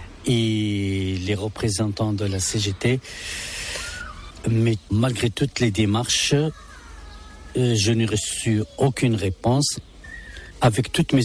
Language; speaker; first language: French; non-native, local second language; Arabic